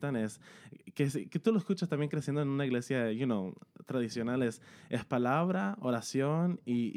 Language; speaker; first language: Spanish; early bilingual, heritage; Spanish